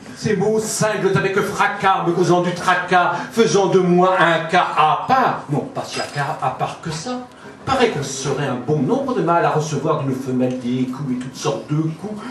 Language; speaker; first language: French; native; French